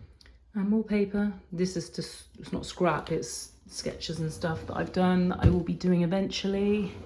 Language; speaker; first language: English; native; English